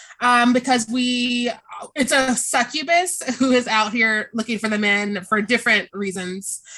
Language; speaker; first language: English; native; English